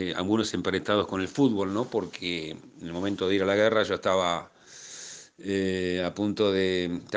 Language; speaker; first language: Spanish; native; Spanish